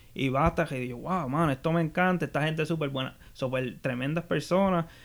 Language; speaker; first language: Spanish; native; Spanish